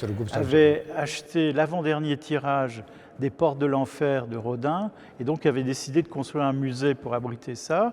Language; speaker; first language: French; native; French